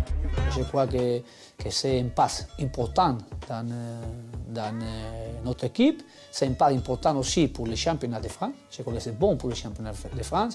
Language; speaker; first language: French; non-native, fluent; Spanish